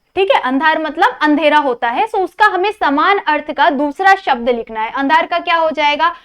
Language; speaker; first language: Hindi; non-native, local second language; Marathi